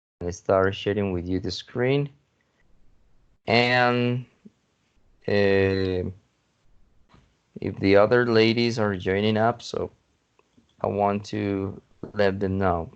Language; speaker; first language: English; non-native, fluent; Spanish